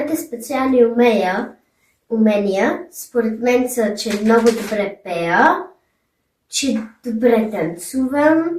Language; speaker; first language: Bulgarian; early bilingual, heritage; German